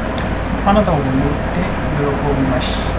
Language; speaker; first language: Japanese; non-native, learner; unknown